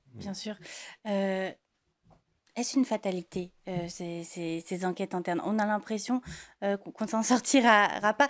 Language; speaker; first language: French; native; French